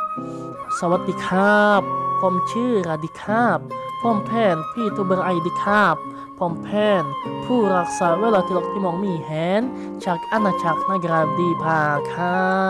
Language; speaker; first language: Thai; non-native, learner; Indonesian